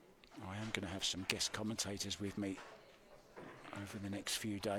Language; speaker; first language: English; native; English